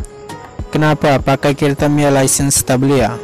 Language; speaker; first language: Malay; non-native, learner; Bangla